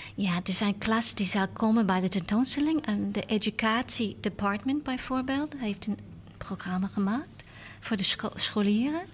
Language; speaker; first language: Dutch; non-native, learner; English